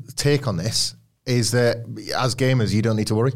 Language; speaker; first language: English; native; English